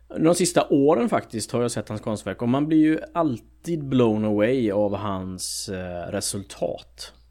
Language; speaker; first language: Swedish; native; Swedish